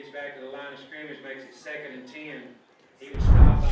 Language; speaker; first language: English; native; English